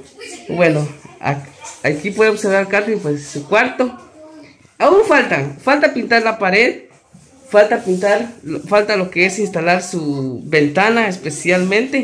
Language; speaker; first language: Spanish; native; Spanish